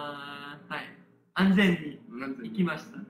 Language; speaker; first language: Japanese; non-native, learner; Korean